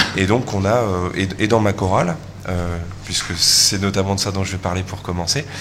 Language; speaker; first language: French; native; French